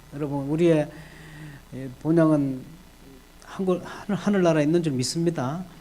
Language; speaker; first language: Korean; native; Korean